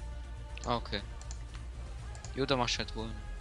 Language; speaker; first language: German; native; German